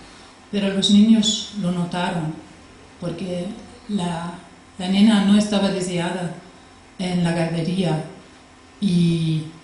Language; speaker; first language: Spanish; non-native, fluent; German